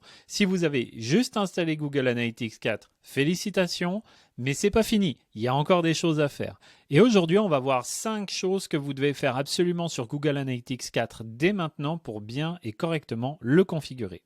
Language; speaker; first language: French; native; French